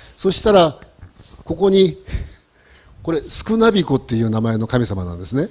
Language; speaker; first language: Japanese; native; Japanese